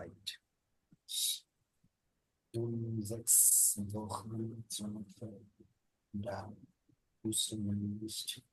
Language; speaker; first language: German; non-native, learner; Bangla